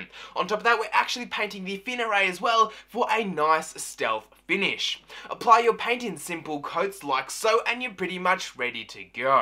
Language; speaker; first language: English; native; English